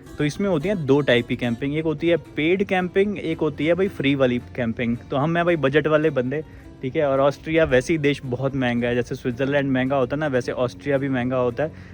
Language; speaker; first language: Hindi; native; Hindi